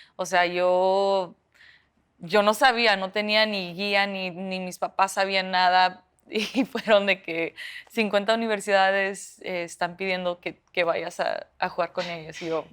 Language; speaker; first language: Spanish; early bilingual, heritage; Spanish